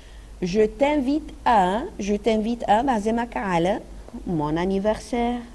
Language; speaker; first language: French; non-native, fluent; Arabic